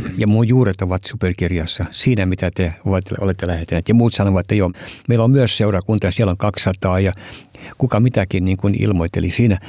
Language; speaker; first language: Finnish; non-native, fluent; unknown